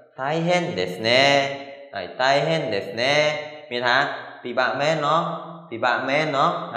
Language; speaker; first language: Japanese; non-native, fluent; Khmer